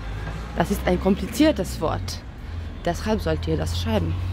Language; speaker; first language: German; non-native, fluent; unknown